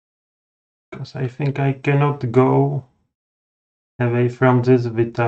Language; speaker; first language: English; non-native, fluent; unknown